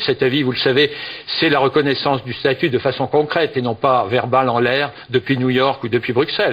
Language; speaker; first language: French; native; French